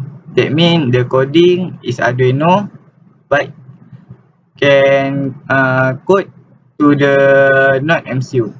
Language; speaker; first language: English; non-native, learner; Malay